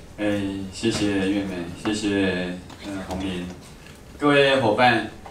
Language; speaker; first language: Chinese; native; Chinese